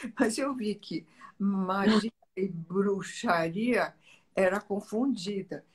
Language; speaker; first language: Portuguese; early bilingual, other home language; Italian